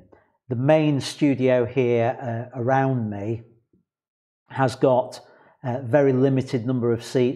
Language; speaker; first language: English; native; English